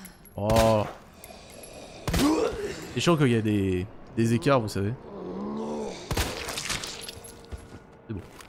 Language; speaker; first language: French; native; French